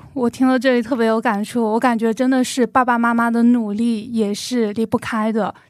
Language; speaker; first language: Chinese; native; Chinese